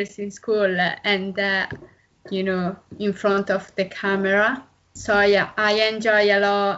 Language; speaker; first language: English; non-native, learner; Italian